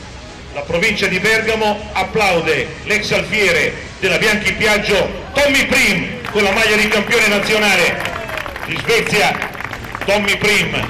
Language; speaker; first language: Italian; native; Italian